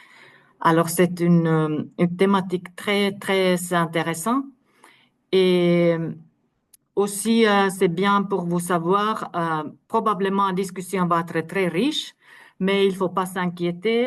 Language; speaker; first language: French; non-native, fluent; Finnish